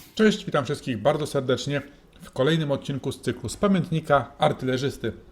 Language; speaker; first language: Polish; native; Polish